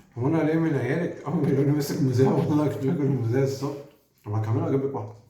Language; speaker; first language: Egyptian Arabic; native; Egyptian Arabic